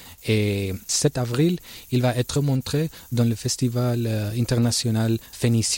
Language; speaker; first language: French; non-native, learner; Spanish